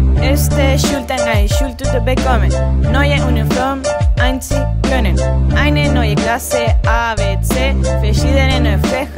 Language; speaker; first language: German; non-native, learner; Spanish